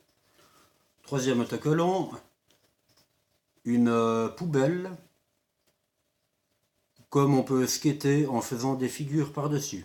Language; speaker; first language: French; native; French